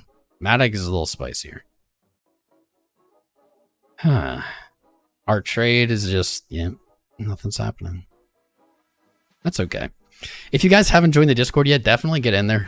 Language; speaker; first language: English; native; English